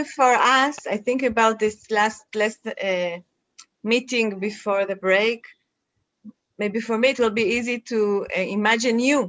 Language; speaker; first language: English; non-native, fluent; Hebrew